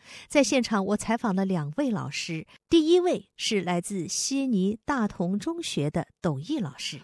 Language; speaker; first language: Chinese; native; Chinese